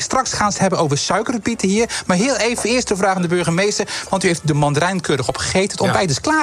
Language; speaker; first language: Dutch; native; Dutch